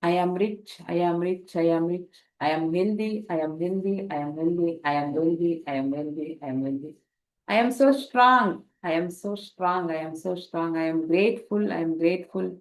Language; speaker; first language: English; non-native, local second language; Kannada